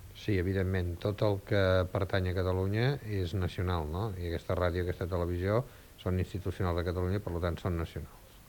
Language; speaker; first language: Catalan; native; Catalan